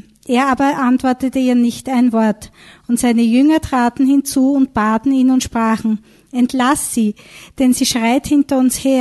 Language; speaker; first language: German; native; German